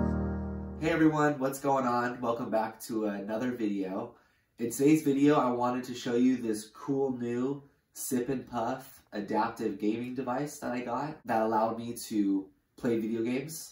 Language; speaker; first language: English; native; English